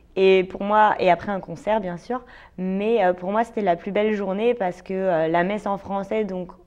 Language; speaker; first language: French; native; French